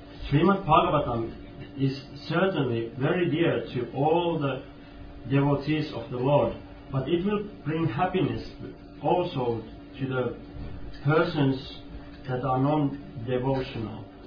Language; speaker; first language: English; non-native, fluent; Finnish